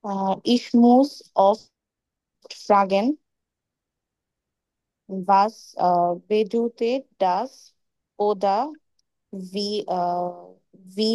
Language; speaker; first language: German; non-native, learner; Bangla